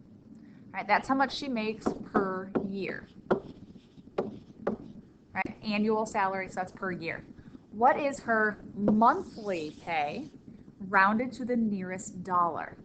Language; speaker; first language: English; native; English